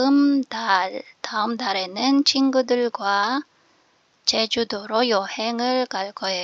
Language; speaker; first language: Korean; non-native, fluent; Filipino